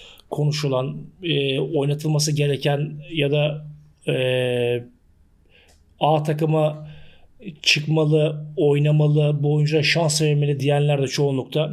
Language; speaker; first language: Turkish; native; Turkish